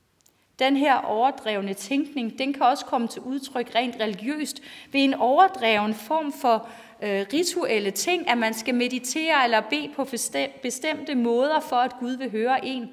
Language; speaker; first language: Danish; native; Danish